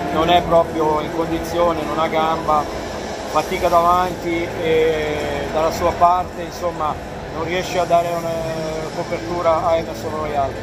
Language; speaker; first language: Italian; native; Italian